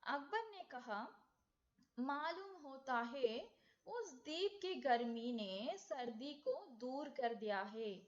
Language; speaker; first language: Hindi; non-native, local second language; Tamil